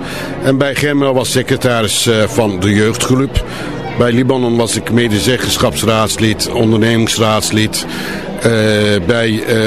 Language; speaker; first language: Dutch; non-native, fluent; Turkish